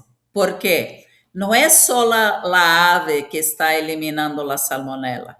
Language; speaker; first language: Spanish; non-native, fluent; Portuguese